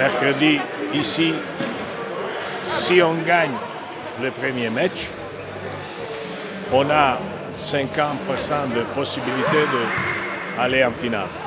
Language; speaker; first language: French; non-native, learner; Italian